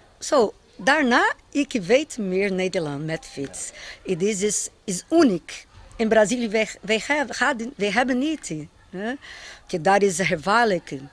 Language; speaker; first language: Dutch; non-native, learner; Portuguese